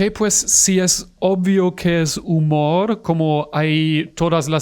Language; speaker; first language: Spanish; non-native, fluent; German